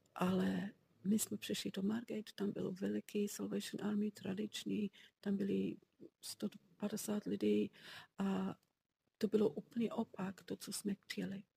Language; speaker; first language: Czech; non-native, fluent; English